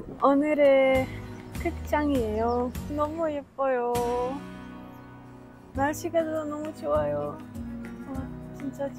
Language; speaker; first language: Korean; non-native, learner; Ukrainian